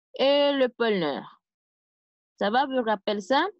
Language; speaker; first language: French; non-native, fluent; Spanish